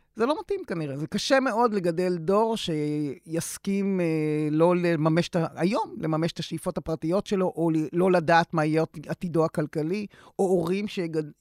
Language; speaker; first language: Hebrew; native; Hebrew